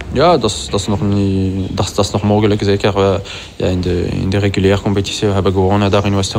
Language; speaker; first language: Dutch; non-native, local second language; French